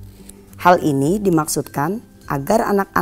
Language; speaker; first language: Indonesian; native; Indonesian